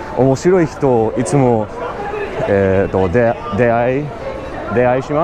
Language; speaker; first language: Japanese; non-native, learner; English